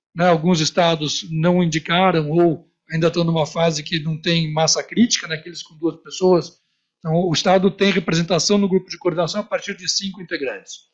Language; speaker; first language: Portuguese; native; Portuguese